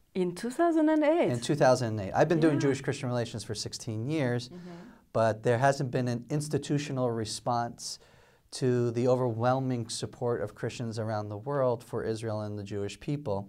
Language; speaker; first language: English; native; English